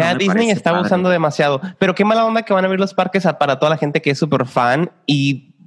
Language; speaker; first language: Spanish; native; Spanish